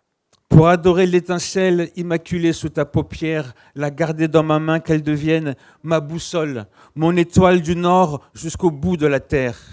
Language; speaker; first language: French; native; French